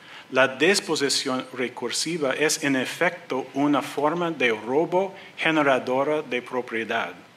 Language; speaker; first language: Spanish; non-native, learner; English